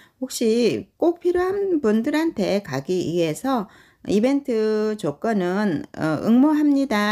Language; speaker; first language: Korean; native; Korean